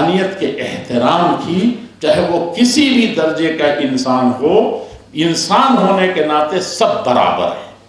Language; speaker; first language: Urdu; native; Urdu